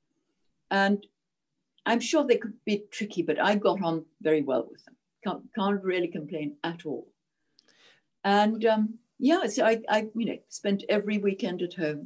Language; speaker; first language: English; non-native, local second language; Czech